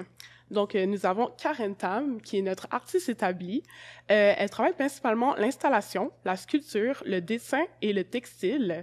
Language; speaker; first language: French; native; French